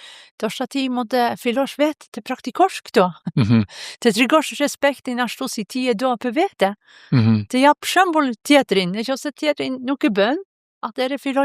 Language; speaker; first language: Albanian; non-native, fluent; Norwegian